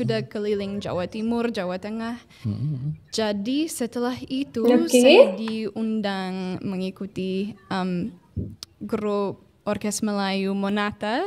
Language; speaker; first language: Indonesian; non-native, fluent; English